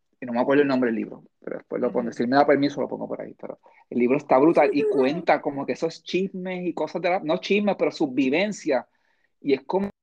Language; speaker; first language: Spanish; early bilingual, heritage; Spanish